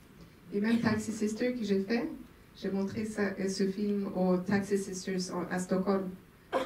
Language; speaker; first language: French; non-native, local second language; Swedish